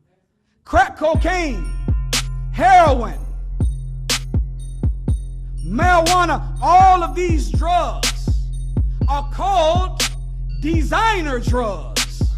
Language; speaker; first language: English; native; English